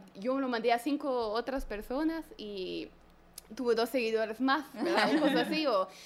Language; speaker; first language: Spanish; non-native, fluent; German